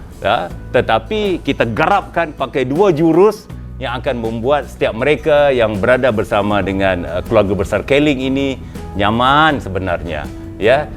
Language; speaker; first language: Malay; native; Malay